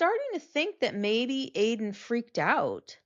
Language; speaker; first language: English; native; English